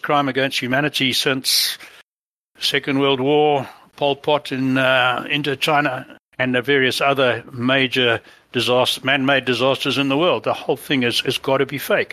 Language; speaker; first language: English; native; English